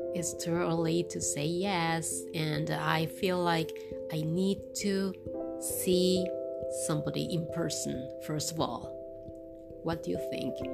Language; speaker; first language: English; non-native, learner; Japanese